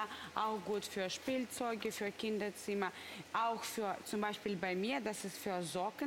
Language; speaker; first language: German; non-native, learner; Russian